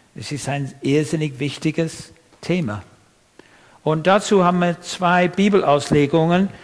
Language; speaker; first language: German; non-native, fluent; English